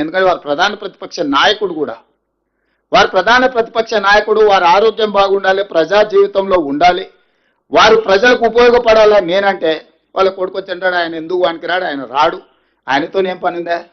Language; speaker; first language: Telugu; native; Telugu